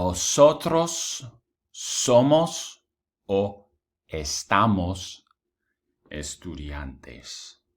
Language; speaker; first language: Spanish; non-native, fluent; English